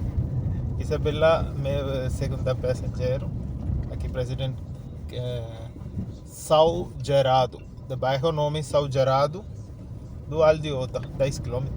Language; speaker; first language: Portuguese; non-native, learner; Tamil